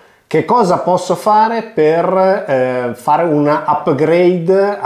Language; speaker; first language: Italian; native; Italian